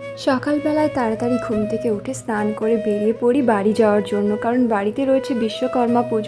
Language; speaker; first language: Bangla; native; Bangla